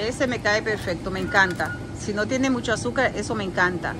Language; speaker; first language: Spanish; native; Spanish